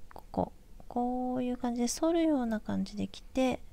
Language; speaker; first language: Japanese; native; Japanese